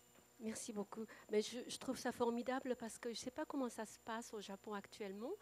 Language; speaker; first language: French; non-native, fluent; Japanese